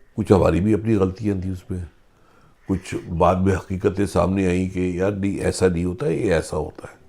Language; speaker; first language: Urdu; native; Urdu